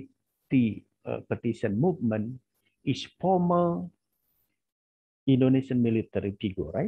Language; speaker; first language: English; non-native, learner; Indonesian